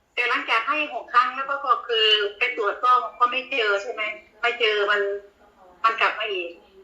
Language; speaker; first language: Thai; native; Thai